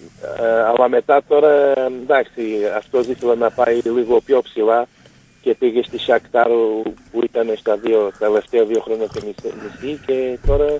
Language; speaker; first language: Greek; non-native, learner; Portuguese